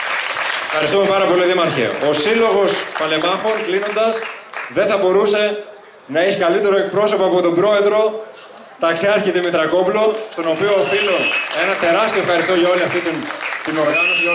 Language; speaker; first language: Greek; native; Greek